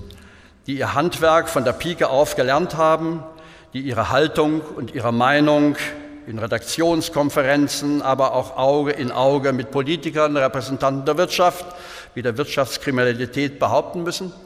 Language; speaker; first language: German; native; German